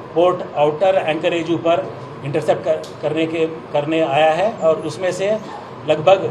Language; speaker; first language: Hindi; non-native, local second language; Gujarati